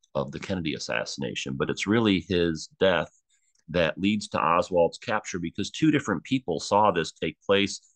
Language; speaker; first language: English; native; English